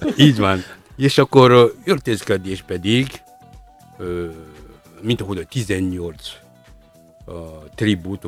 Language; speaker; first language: Hungarian; non-native, fluent; Malagasy